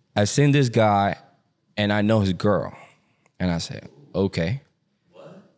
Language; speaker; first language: English; early bilingual, other home language; Spanish